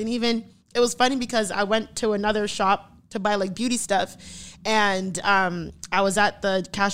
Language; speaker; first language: English; native; English